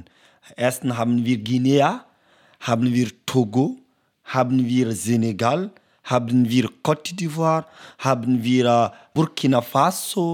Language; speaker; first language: German; non-native, learner; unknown